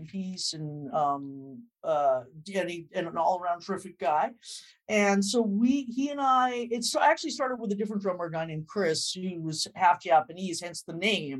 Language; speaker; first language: English; native; English